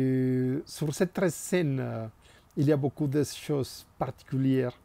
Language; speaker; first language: French; non-native, fluent; Spanish